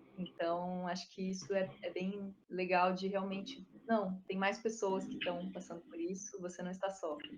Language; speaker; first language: Portuguese; native; Portuguese